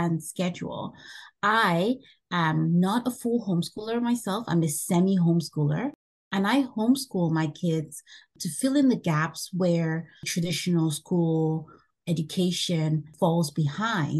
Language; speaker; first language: English; non-native, local second language; Bini